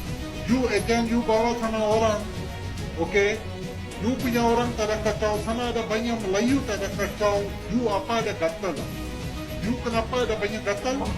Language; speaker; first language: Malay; non-native, learner; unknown